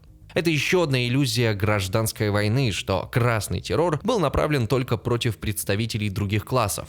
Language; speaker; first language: Russian; native; Russian